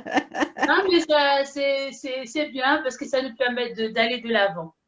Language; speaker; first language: French; early bilingual, other home language; Haitian Creole